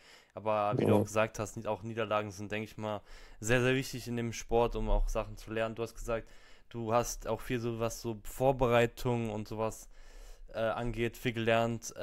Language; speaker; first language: German; native; German